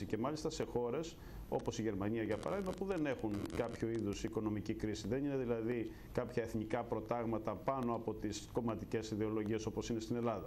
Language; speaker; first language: Greek; native; Greek